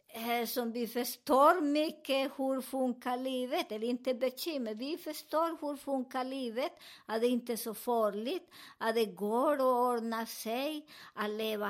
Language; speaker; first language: Swedish; non-native, learner; Spanish